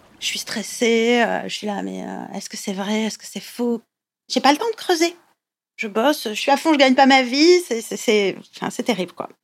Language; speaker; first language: French; native; French